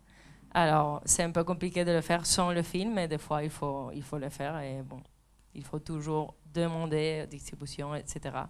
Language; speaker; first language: French; non-native, fluent; Spanish